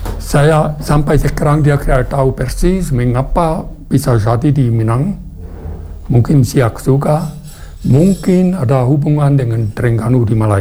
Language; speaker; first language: Indonesian; non-native, fluent; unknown